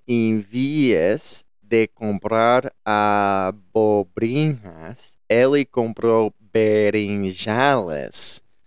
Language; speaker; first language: Portuguese; non-native, learner; English